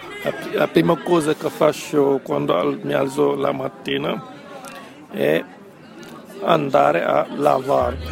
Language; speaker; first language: Italian; non-native, fluent; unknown